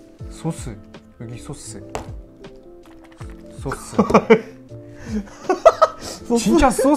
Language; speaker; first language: Korean; non-native, learner; Russian